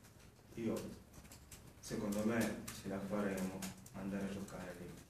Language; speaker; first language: Italian; non-native, fluent; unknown